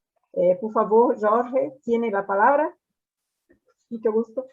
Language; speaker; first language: Spanish; non-native, fluent; Portuguese